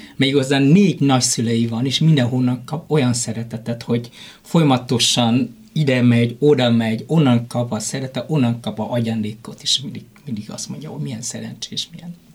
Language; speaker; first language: Hungarian; non-native, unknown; Vietnamese